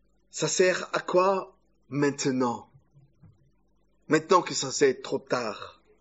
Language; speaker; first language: French; non-native, fluent; German